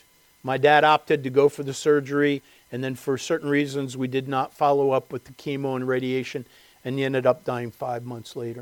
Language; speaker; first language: English; native; English